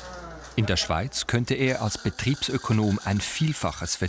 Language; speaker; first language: German; native; German